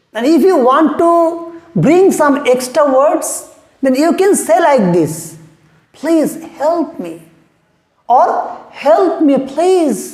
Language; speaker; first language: English; non-native, local second language; Bangla